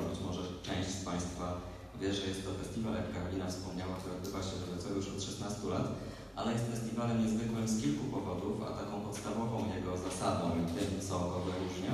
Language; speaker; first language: Polish; native; Polish